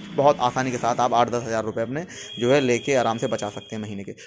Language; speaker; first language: Hindi; native; Hindi